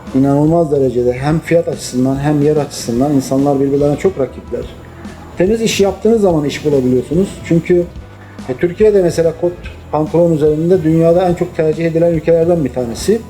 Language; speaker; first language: Turkish; native; Turkish